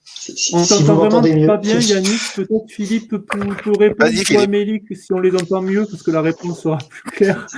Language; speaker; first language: French; native; French